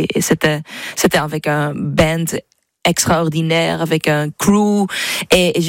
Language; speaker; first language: French; non-native, learner; Dutch